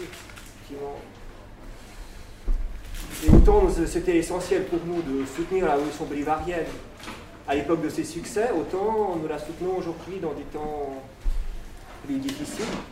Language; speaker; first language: French; native; French